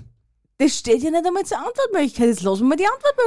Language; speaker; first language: German; native; German